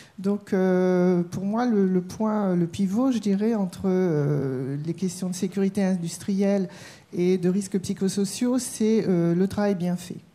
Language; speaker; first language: French; native; French